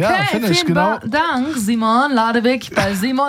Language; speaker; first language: German; native; German